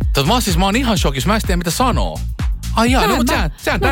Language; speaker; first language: Finnish; native; Finnish